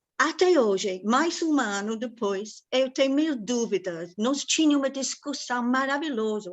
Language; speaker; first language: Portuguese; non-native, fluent; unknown